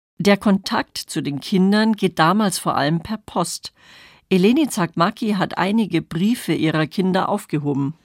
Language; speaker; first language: German; native; German